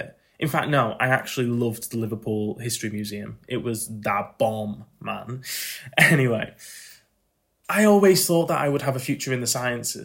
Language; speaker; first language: English; native; English